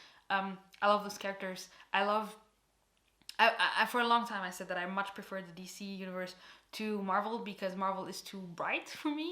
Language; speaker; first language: English; non-native, fluent; Portuguese